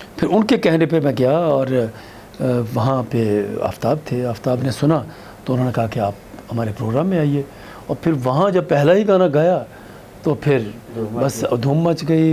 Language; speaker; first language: Urdu; native; Urdu